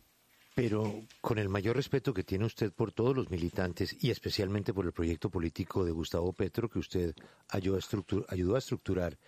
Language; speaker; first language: Spanish; native; Spanish